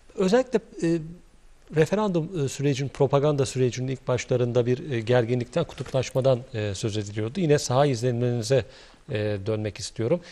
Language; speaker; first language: Turkish; native; Turkish